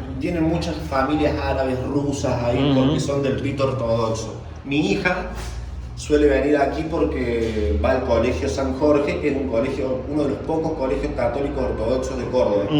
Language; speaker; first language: Spanish; native; Spanish